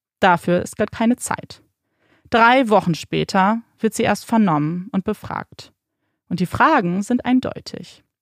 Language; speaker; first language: German; native; German